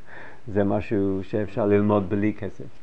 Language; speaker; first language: Hebrew; non-native, fluent; English